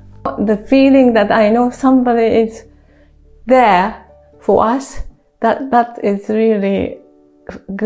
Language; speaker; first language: English; non-native, fluent; Japanese